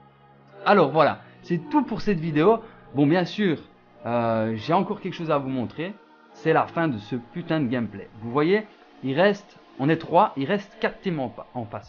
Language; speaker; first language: French; native; French